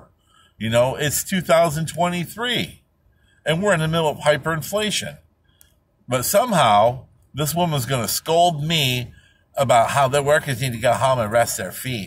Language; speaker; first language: English; native; English